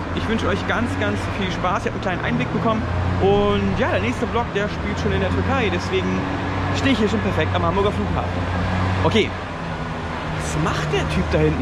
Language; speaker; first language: German; native; German